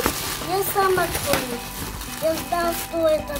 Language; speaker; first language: Russian; early bilingual, heritage; Russian